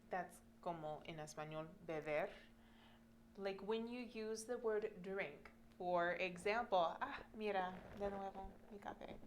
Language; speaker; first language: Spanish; non-native, fluent; English